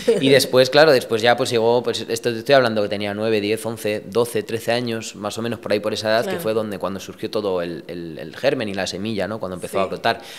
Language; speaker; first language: Spanish; early bilingual, other home language; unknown